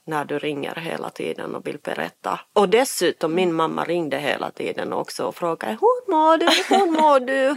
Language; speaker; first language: Swedish; non-native, fluent; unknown